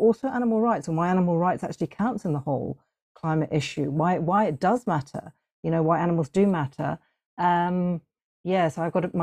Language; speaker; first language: English; native; English